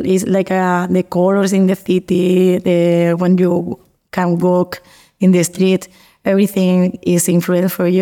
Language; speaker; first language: English; non-native, learner; Spanish